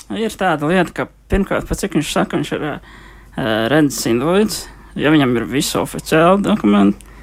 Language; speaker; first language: Latvian; native; Latvian